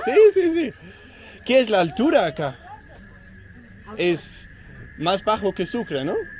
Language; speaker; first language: Spanish; non-native, learner; Danish